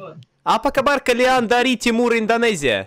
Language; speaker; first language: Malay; non-native, learner; Russian